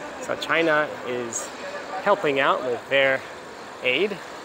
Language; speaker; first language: English; native; English